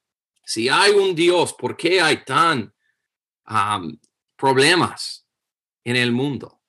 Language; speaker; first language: Spanish; non-native, fluent; English